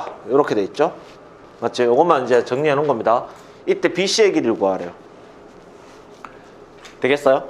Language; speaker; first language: Korean; native; Korean